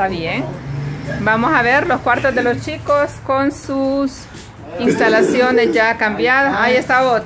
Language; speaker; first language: Spanish; native; Spanish